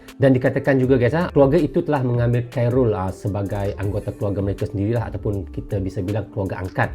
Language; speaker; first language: Malay; native; Malay